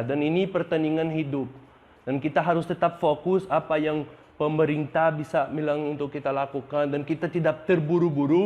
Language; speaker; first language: Indonesian; non-native, fluent; Portuguese